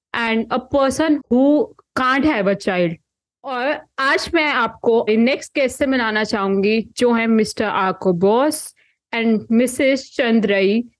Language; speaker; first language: Hindi; native; Hindi